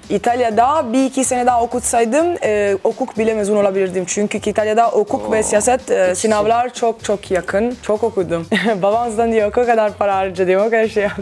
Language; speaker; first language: Turkish; non-native, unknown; Italian